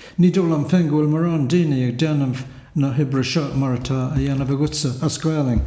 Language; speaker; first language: Irish; native; Irish